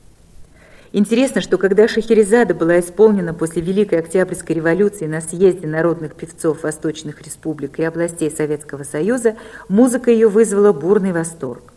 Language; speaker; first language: Russian; native; Russian